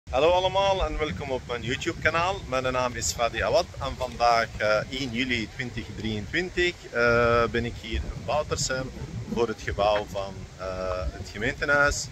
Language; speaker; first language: Dutch; non-native, fluent; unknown